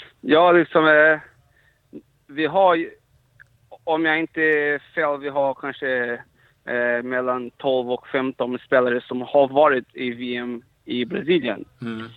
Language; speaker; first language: Swedish; non-native, fluent; Portuguese